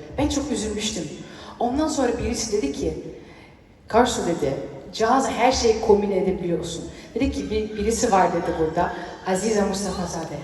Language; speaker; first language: Turkish; early bilingual, heritage; Turkish